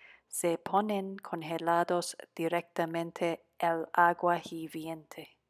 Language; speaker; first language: Spanish; non-native, fluent; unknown